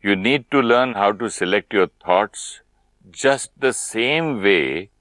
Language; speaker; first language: English; non-native, local second language; Hindi